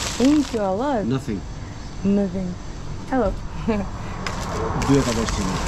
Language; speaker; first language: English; non-native, learner; Lithuanian